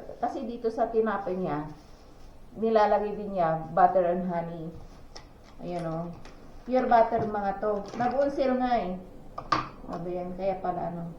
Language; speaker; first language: Filipino; non-native, local second language; Pangasinan